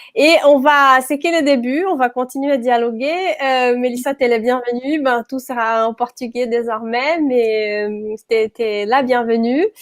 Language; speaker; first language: French; non-native, fluent; Portuguese